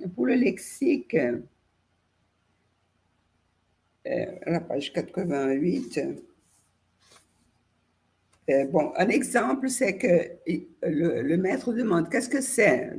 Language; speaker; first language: French; non-native, fluent; Portuguese